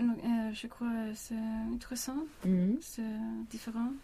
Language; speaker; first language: French; non-native, learner; Swedish